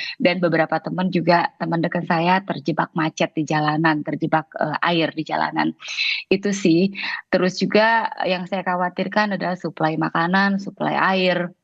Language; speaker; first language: Indonesian; native; Indonesian